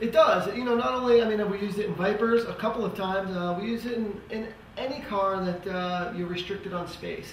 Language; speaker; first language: English; native; English